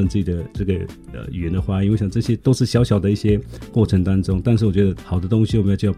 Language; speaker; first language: Chinese; non-native, local second language; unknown